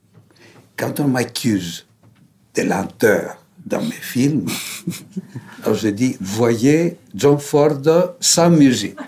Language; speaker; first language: French; non-native, fluent; Greek